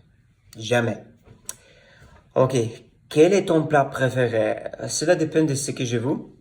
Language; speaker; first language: French; non-native, learner; Russian